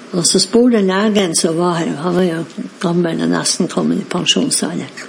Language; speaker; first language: Norwegian; native; Norwegian